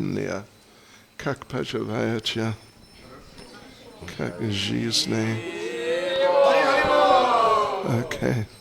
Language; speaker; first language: Russian; non-native, learner; English